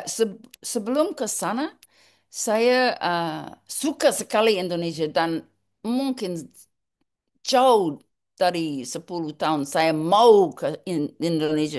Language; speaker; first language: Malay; non-native, learner; English